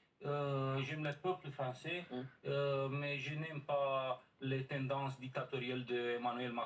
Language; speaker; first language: French; non-native, learner; Romanian